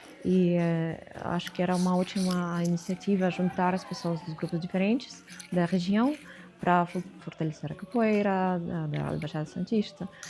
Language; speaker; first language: Portuguese; non-native, fluent; Russian